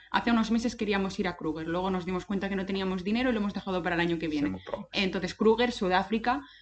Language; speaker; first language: Spanish; native; Spanish